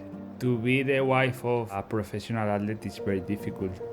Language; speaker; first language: English; non-native, learner; Spanish